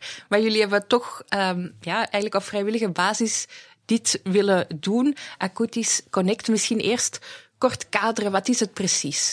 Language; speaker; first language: Dutch; native; Dutch